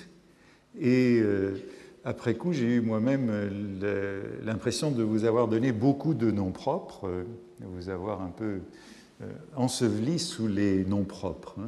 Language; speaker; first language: French; native; French